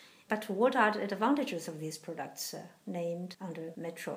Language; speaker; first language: English; non-native, fluent; Chinese